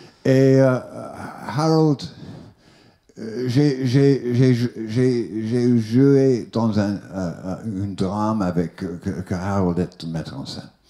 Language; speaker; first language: French; non-native, learner; English